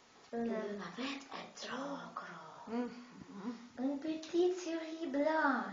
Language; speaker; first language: French; non-native, learner; Russian